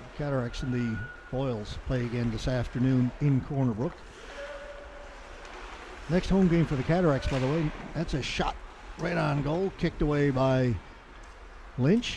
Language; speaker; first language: English; native; English